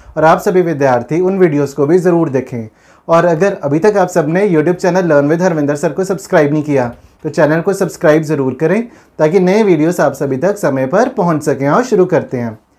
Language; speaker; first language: Hindi; non-native, local second language; Punjabi